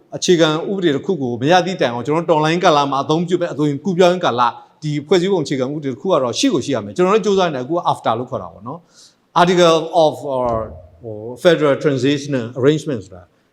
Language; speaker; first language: Burmese; non-native, local second language; S'gaw Karen